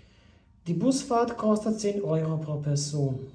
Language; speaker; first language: German; non-native, fluent; Albanian